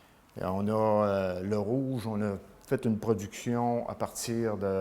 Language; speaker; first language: French; native; French